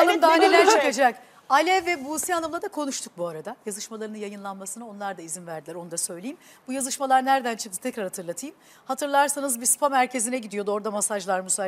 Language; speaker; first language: Turkish; native; Turkish